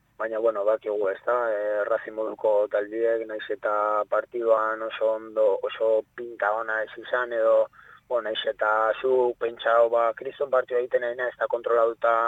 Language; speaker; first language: Basque; non-native, local second language; Spanish